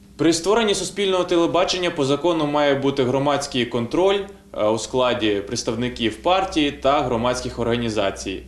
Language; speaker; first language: Ukrainian; native; Ukrainian